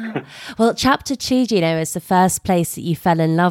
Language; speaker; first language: English; native; English